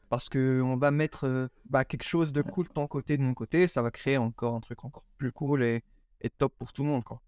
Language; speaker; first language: French; non-native, local second language; Arabic